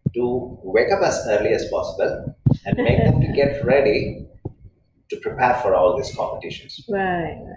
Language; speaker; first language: English; non-native, local second language; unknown